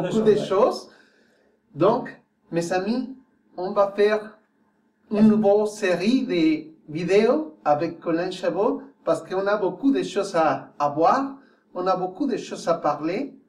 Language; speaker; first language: French; non-native, fluent; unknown